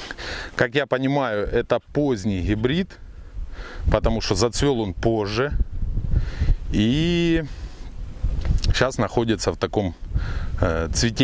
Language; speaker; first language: Russian; native; Russian